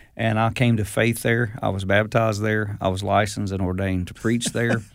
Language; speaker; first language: English; native; English